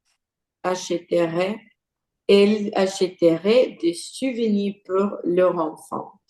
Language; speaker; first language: French; non-native, learner; English